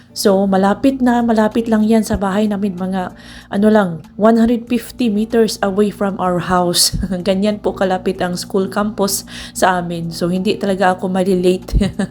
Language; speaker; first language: Filipino; non-native, local second language; Cebuano